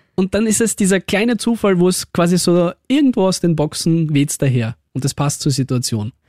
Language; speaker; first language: German; early bilingual, other home language; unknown